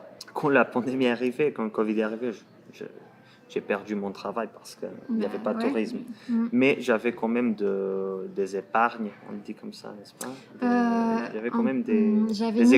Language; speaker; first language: French; non-native, fluent; Portuguese